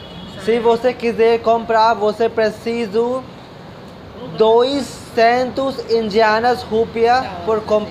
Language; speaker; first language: Portuguese; non-native, learner; Hindi